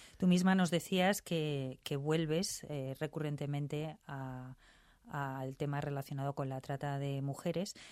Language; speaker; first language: Spanish; native; Spanish